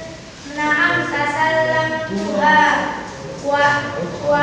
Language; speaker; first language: Arabic; non-native, learner; Indonesian